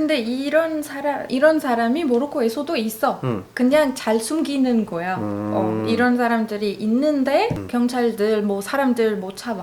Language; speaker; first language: Korean; non-native, learner; Arabic